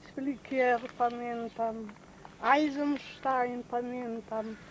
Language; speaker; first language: German; non-native, learner; Polish